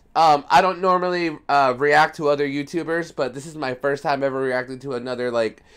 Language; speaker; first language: English; early bilingual, other home language; Spanish